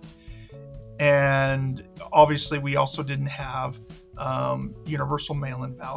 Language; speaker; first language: English; native; English